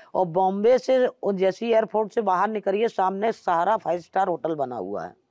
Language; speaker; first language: Hindi; native; Hindi